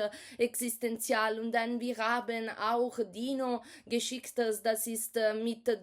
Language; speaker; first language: German; non-native, learner; Italian